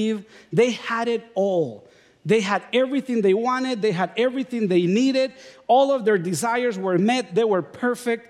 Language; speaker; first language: English; non-native, fluent; Spanish